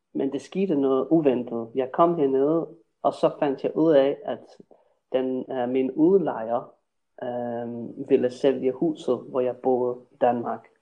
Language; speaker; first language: Danish; non-native, fluent; English